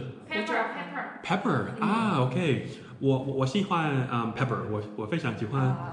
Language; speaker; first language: Chinese; non-native, learner; English